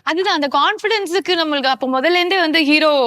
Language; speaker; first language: Tamil; native; Tamil